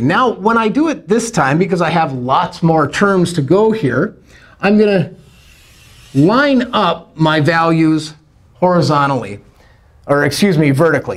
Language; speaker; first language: English; native; English